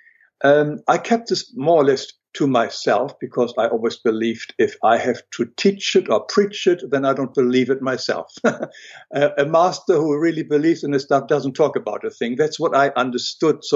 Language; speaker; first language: English; non-native, fluent; German